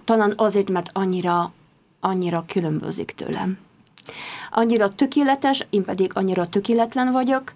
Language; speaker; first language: Hungarian; non-native, fluent; Polish